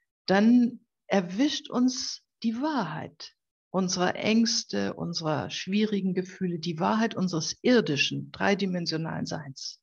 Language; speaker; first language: German; native; German